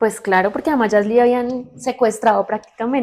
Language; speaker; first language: Spanish; native; Spanish